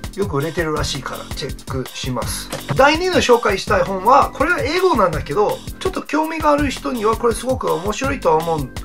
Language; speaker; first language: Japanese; non-native, fluent; English